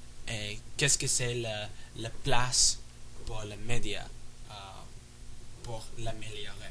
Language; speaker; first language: French; non-native, learner; English